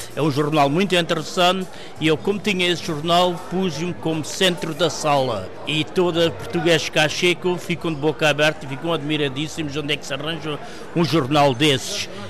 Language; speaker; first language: Portuguese; native; Portuguese